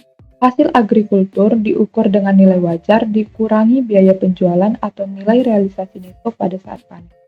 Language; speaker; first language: Indonesian; native; Indonesian